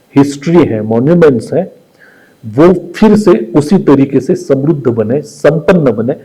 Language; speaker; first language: Hindi; non-native, local second language; Marathi